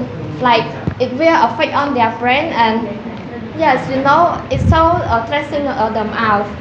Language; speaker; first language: English; non-native, learner; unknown